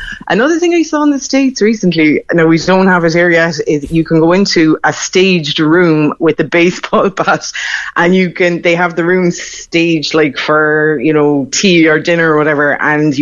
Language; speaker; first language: English; native; English